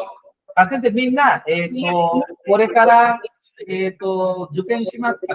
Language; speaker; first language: Japanese; non-native, fluent; Bangla